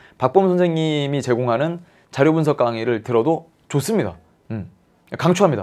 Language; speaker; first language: Korean; native; Korean